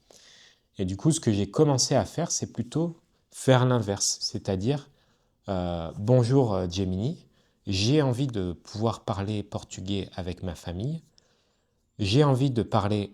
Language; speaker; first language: French; native; French